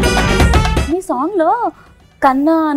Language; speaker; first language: Telugu; native; Telugu